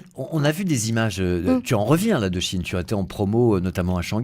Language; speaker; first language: French; native; French